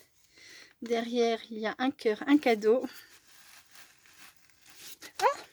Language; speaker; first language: French; native; French